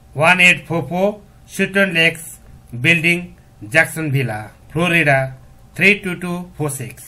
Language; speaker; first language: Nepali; native; Nepali